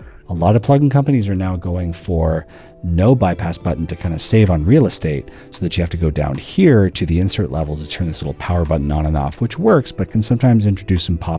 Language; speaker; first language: English; native; English